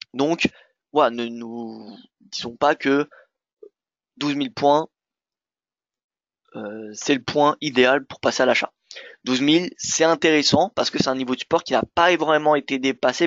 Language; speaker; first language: French; native; French